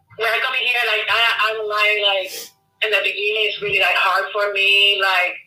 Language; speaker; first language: English; non-native, learner; Spanish